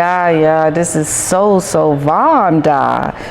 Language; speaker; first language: German; non-native, learner; English